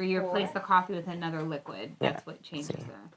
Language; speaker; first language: English; native; English